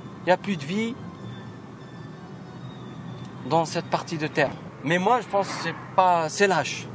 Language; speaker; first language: French; non-native, local second language; Kabyle